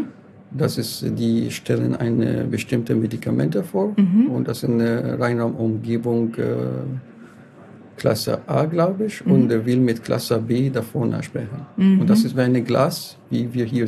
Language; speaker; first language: German; non-native, fluent; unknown